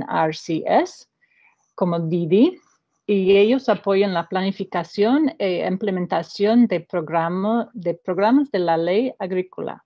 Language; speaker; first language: Spanish; non-native, fluent; English